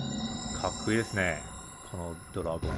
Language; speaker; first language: Japanese; non-native, fluent; English